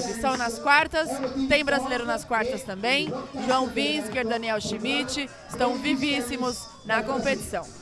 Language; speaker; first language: Portuguese; native; Portuguese